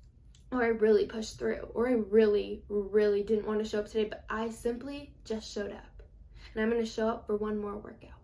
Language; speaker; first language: English; native; English